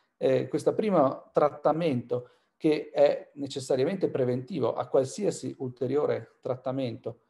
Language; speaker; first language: Italian; native; Italian